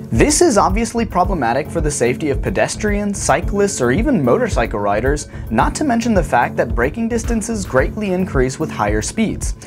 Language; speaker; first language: English; native; English